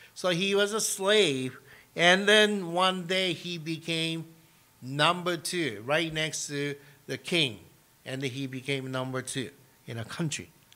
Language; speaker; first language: English; non-native, fluent; Japanese